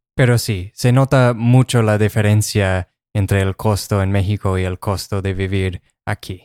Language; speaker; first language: Spanish; non-native, fluent; English